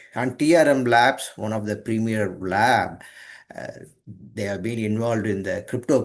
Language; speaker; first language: English; non-native, local second language; Tamil